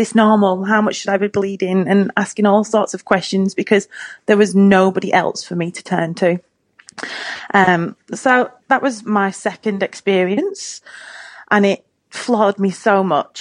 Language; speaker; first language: English; native; English